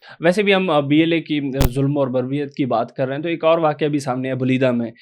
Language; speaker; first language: Urdu; non-native, local second language; Baluchi